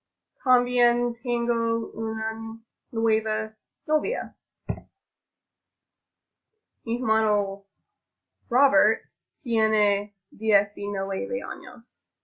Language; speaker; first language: Spanish; non-native, learner; English